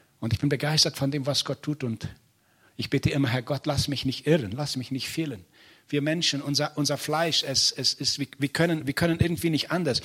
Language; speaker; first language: German; non-native, fluent; Portuguese